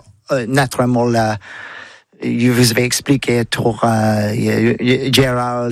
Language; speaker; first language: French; non-native, learner; English